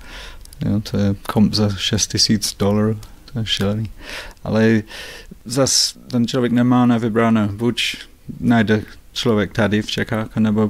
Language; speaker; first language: Czech; non-native, fluent; English